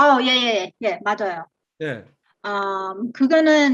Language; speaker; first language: Korean; early bilingual, heritage; Korean